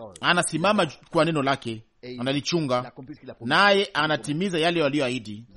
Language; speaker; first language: Swahili; native; Swahili